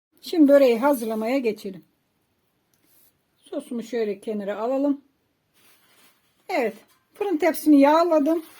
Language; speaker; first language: Turkish; native; Turkish